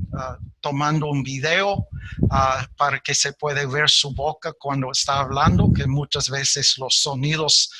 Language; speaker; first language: Spanish; non-native, fluent; English